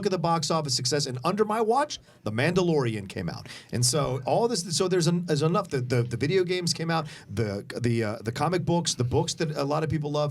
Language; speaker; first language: English; native; English